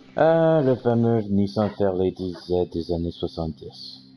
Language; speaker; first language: French; native; French